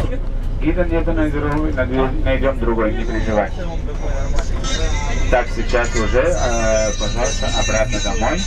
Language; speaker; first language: Russian; non-native, fluent; Arabic